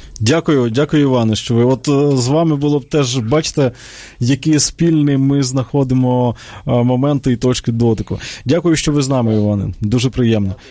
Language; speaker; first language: Ukrainian; native; Ukrainian